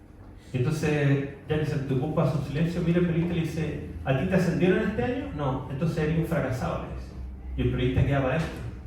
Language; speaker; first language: Spanish; native; Spanish